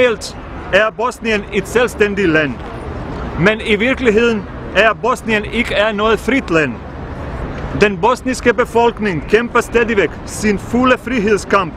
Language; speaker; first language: Danish; non-native, fluent; Bosnian